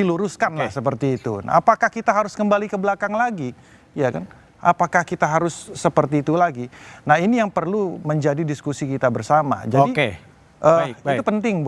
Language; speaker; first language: Indonesian; native; Indonesian